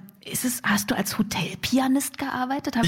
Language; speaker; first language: German; native; German